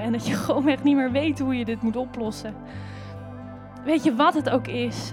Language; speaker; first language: Dutch; native; Dutch